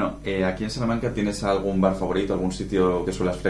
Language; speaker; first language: Spanish; native; Spanish